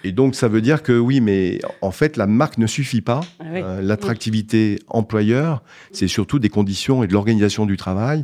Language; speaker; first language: French; native; French